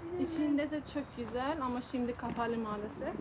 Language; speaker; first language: Turkish; non-native, learner; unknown